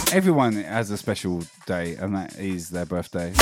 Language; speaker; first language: English; native; English